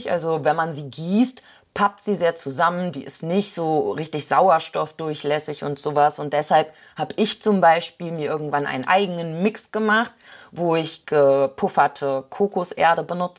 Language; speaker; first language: German; native; German